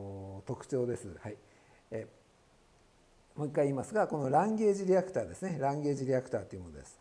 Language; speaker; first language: Japanese; native; Japanese